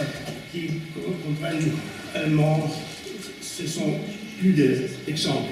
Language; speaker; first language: French; non-native, learner; German